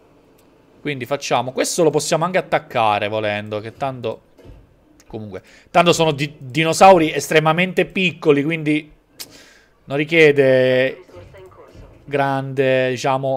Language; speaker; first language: Italian; native; Italian